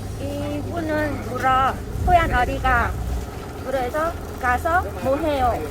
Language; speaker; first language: Korean; non-native, learner; Vietnamese